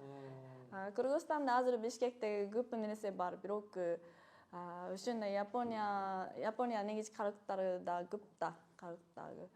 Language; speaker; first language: Kyrgyz; non-native, fluent; Japanese